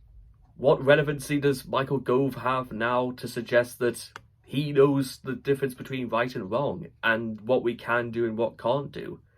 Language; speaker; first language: English; native; English